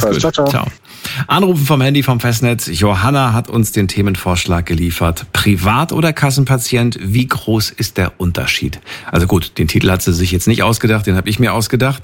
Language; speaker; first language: German; native; German